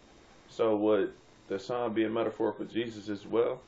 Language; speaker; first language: English; native; English